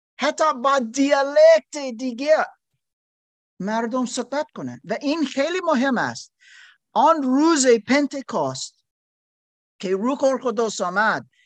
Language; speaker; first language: Persian; non-native, learner; German